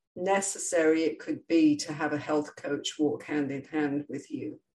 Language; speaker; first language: English; native; English